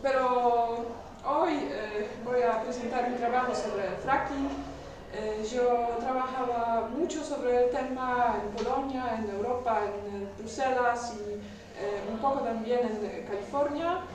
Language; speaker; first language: Spanish; non-native, learner; Polish